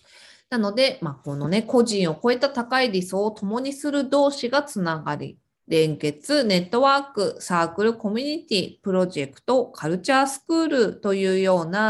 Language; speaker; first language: Japanese; native; Japanese